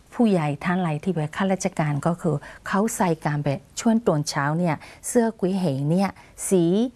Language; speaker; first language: Thai; non-native, fluent; Burmese